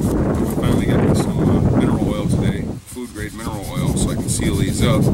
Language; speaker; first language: English; native; English